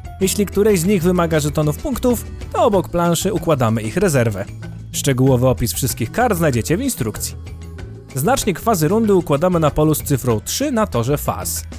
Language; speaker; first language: Polish; native; Polish